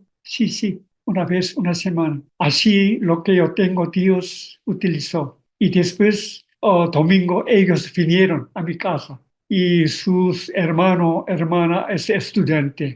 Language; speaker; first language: Spanish; non-native, learner; Korean